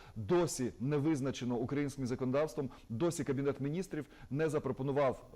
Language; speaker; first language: Ukrainian; native; Ukrainian